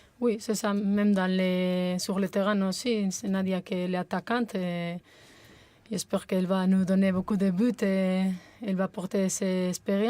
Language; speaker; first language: French; non-native, fluent; Spanish